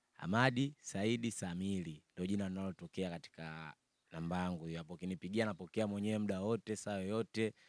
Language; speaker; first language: Swahili; native; Swahili